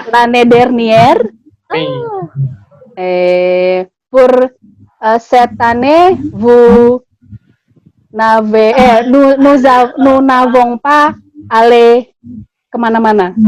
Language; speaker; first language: French; non-native, learner; Indonesian